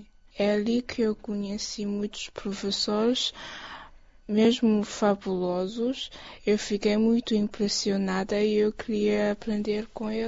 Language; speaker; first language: Portuguese; non-native, fluent; Chinese